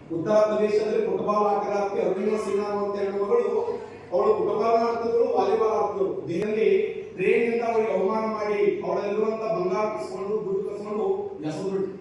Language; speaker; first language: Kannada; native; Kannada